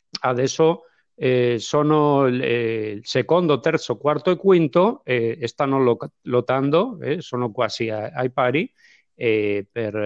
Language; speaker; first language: Italian; non-native, fluent; Spanish